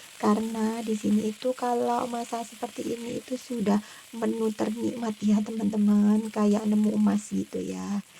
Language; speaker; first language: Indonesian; non-native, local second language; Javanese